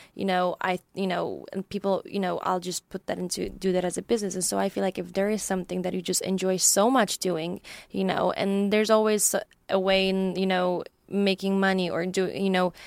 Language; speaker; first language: English; non-native, fluent; Polish